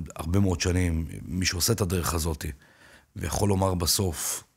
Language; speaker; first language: Hebrew; native; Hebrew